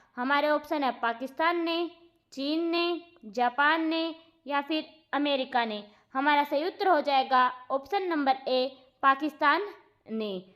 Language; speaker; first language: Hindi; native; Hindi